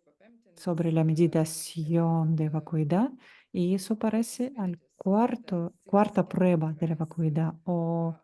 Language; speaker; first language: Spanish; non-native, fluent; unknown